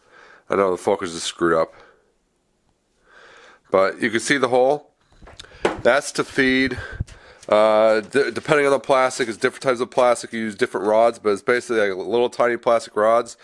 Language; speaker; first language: English; native; English